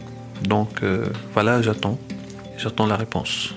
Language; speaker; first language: French; non-native, fluent; Arabic